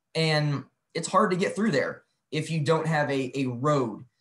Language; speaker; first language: English; native; English